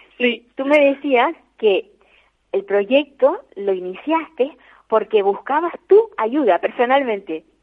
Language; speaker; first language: Spanish; native; Spanish